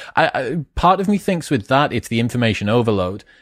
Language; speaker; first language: English; native; English